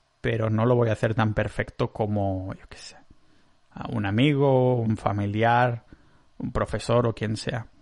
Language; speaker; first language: Spanish; non-native, local second language; Catalan